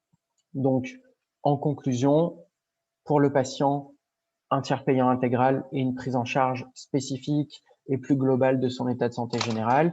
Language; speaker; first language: French; native; French